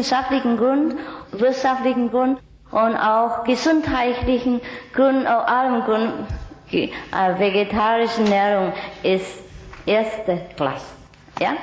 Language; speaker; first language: German; non-native, learner; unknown